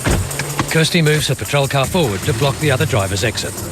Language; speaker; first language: English; native; English